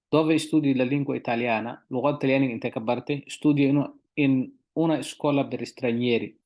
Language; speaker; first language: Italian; non-native, fluent; Somali